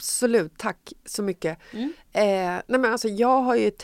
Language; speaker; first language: Swedish; native; Swedish